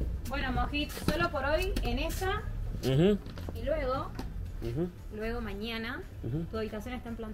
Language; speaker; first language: Spanish; native; Spanish